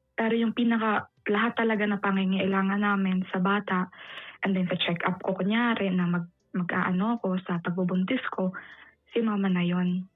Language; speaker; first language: Filipino; native; Filipino